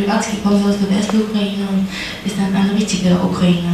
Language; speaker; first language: German; non-native, fluent; Russian